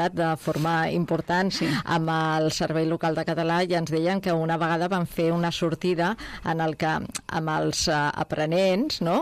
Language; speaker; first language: Catalan; native; Catalan